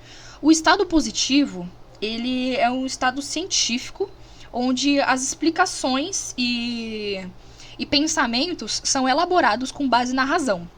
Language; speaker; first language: Portuguese; native; Portuguese